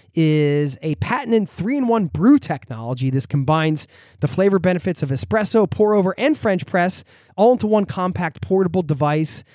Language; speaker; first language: English; native; English